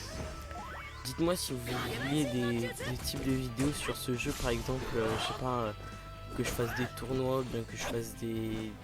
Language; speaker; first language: French; native; French